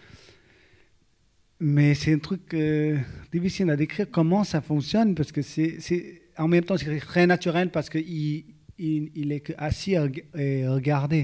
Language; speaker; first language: French; non-native, fluent; Vietnamese